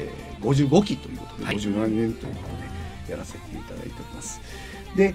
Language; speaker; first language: Japanese; native; Japanese